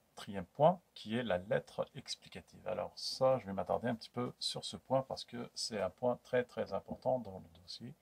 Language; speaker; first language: French; non-native, local second language; Kabyle